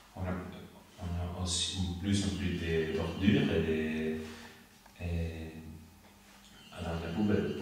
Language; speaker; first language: French; non-native, learner; Spanish